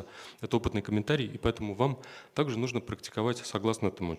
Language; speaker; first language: Russian; native; Russian